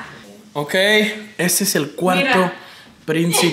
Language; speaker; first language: Spanish; native; Spanish